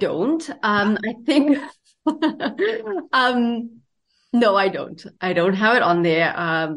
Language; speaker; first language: English; native; English